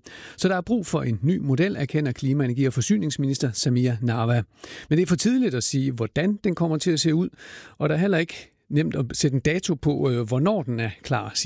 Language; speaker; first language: Danish; native; Danish